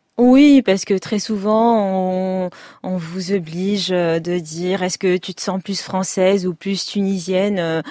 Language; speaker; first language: French; non-native, local second language; Arabic